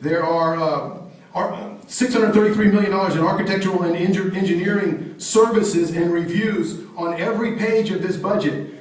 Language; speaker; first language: English; native; English